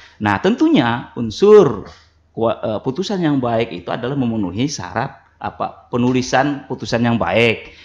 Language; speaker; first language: Indonesian; non-native, local second language; Banjar